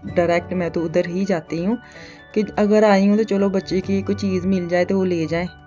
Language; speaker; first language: Urdu; native; Urdu